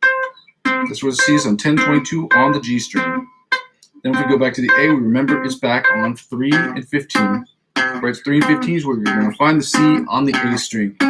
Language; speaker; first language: English; native; English